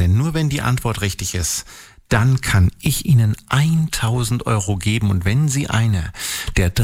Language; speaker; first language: German; native; German